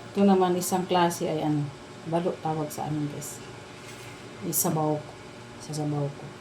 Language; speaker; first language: Filipino; non-native, local second language; Cebuano